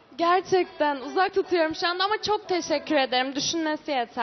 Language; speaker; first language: Turkish; non-native, fluent; Persian